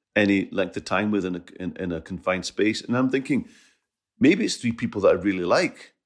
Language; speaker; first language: English; native; English